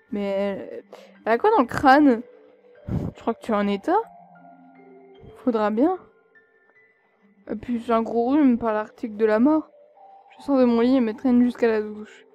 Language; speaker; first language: French; native; French